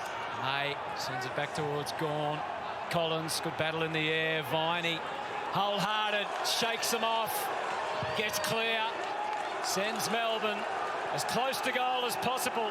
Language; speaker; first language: English; native; English